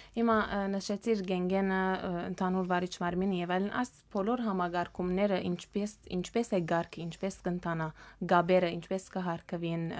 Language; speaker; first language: Armenian; early bilingual, heritage; Armenian